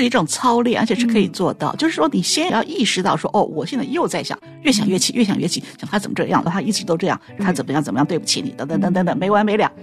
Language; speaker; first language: Chinese; native; Chinese